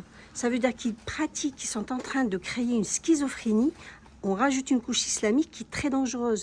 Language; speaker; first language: French; non-native, local second language; Kabyle